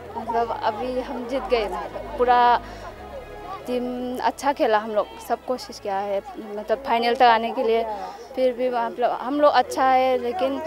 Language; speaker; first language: Hindi; non-native, local second language; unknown